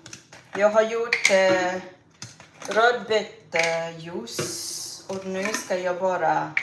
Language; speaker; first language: Swedish; non-native, fluent; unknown